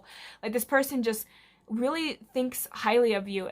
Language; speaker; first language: English; native; English